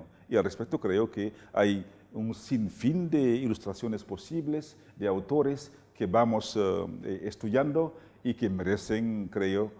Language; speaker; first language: Spanish; non-native, fluent; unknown